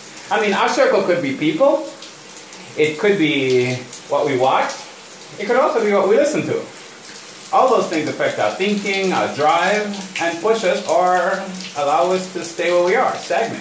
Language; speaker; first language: English; native; English